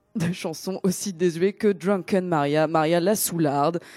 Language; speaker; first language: French; non-native, fluent; Greek